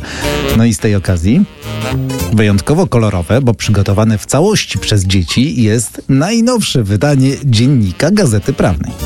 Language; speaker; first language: Polish; native; Polish